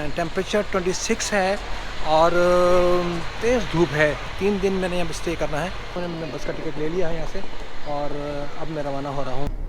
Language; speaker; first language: Urdu; non-native, local second language; Punjabi